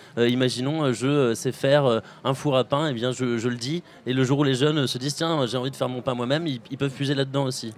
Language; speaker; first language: French; native; French